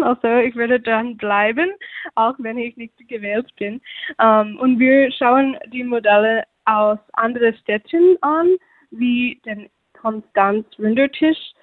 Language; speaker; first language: German; non-native, fluent; English